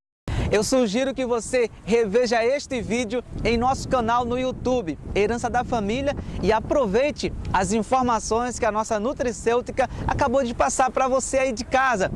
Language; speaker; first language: Portuguese; native; Portuguese